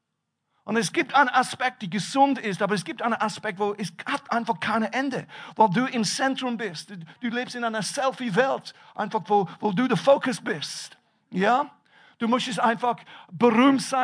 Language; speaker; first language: German; non-native, fluent; English